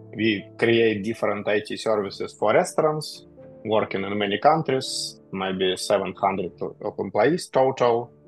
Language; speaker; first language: English; non-native, fluent; Russian